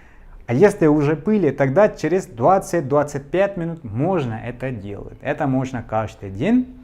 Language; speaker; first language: Russian; non-native, learner; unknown